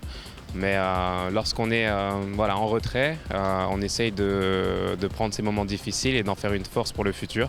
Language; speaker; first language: French; native; French